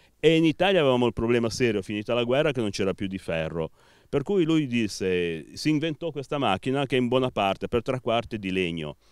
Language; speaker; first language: Italian; native; Italian